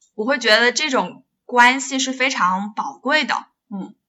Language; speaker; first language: Chinese; native; Chinese